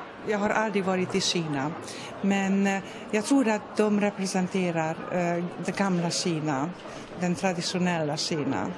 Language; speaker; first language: Swedish; non-native, fluent; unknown